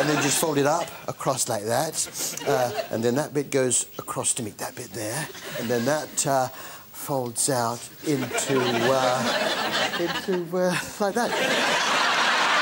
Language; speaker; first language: English; native; English